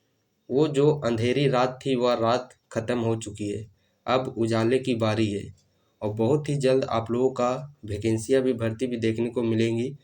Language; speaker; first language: Hindi; native; Hindi